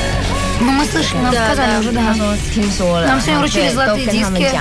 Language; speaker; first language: Russian; native; Russian